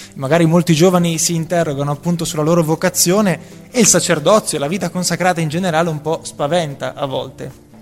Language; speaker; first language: Italian; native; Italian